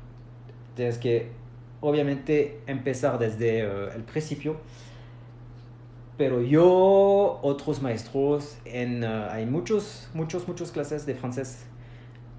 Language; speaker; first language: Spanish; non-native, fluent; French